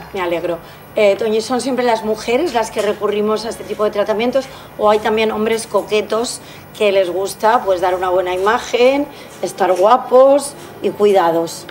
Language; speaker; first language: Spanish; non-native, fluent; Portuguese